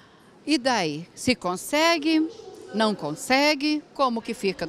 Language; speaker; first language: Portuguese; native; Portuguese